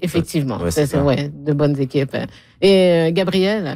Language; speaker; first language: French; native; French